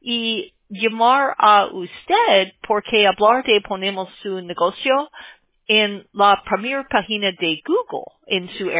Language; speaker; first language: Spanish; non-native, learner; English